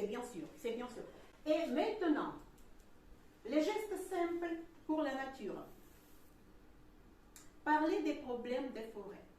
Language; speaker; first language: French; non-native, fluent; Russian